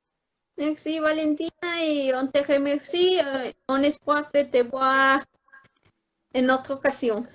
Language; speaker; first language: French; non-native, learner; Spanish